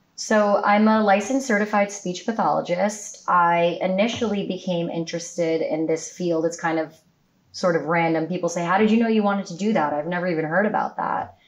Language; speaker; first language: English; native; English